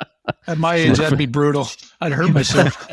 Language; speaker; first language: English; native; English